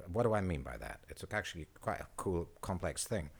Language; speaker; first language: English; native; English